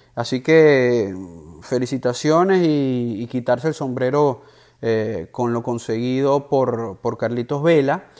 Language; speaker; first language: Spanish; native; Spanish